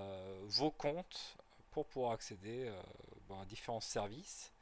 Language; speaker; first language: French; native; French